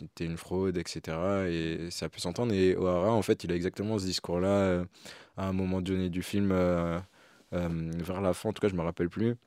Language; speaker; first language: French; native; French